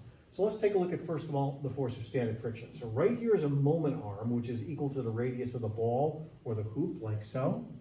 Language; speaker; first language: English; native; English